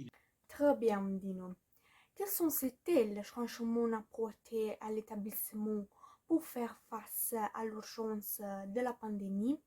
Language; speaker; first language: French; non-native, learner; Italian